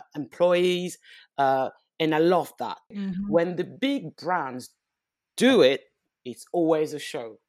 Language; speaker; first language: English; early bilingual, heritage; French